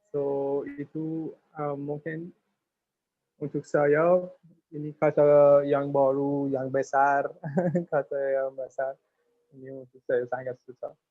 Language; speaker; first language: Indonesian; non-native, learner; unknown